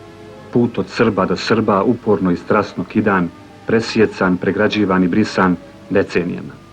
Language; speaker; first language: Bosnian; native; Bosnian